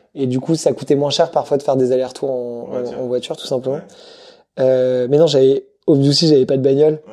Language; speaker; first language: French; native; French